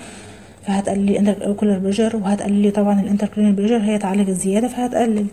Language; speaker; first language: Arabic; native; Arabic